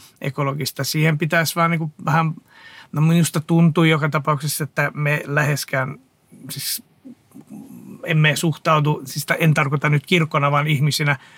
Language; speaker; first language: Finnish; non-native, fluent; Hungarian